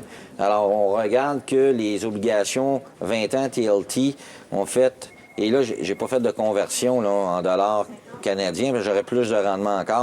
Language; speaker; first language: French; native; French